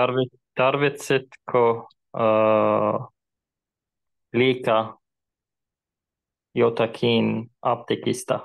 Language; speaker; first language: Finnish; non-native, learner; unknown